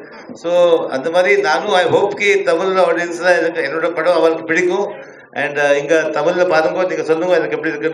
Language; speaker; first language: Tamil; early bilingual, heritage; Tamil